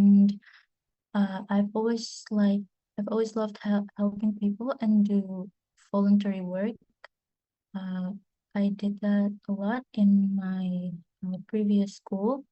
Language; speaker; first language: English; non-native, fluent; Indonesian